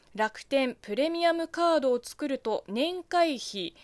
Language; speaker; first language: Japanese; non-native, fluent; Chinese